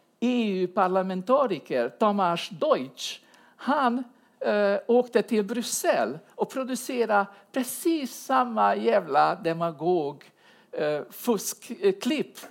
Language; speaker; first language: Swedish; non-native, fluent; Hungarian